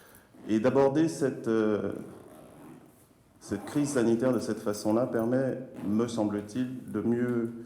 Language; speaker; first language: French; native; French